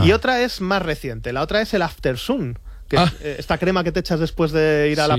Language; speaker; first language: Spanish; native; Spanish